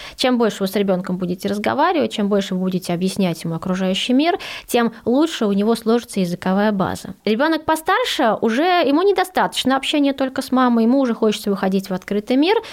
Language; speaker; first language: Russian; early bilingual, heritage; Russian